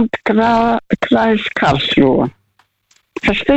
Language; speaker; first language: German; non-native, fluent; Russian